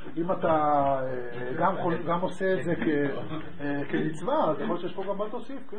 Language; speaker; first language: Hebrew; native; Hebrew